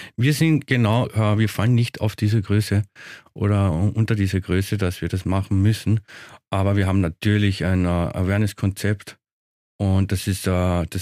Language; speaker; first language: German; native; German